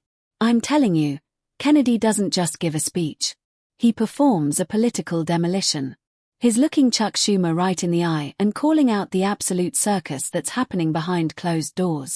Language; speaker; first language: English; native; English